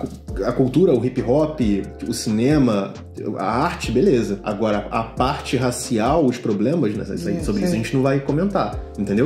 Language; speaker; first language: Portuguese; native; Portuguese